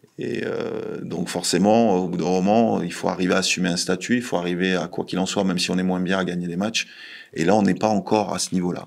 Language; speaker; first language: French; native; French